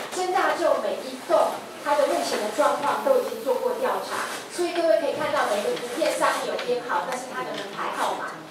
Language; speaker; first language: Chinese; native; Chinese